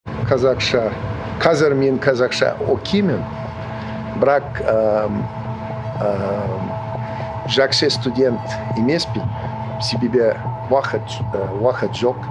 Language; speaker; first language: Kazakh; non-native, learner; English